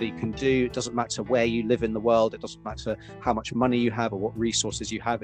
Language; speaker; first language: English; native; English